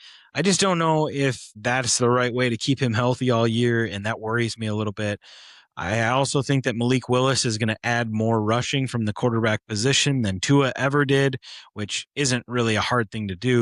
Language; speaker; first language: English; native; English